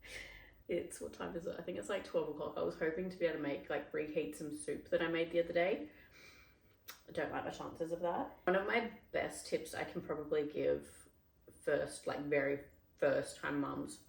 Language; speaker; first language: English; native; English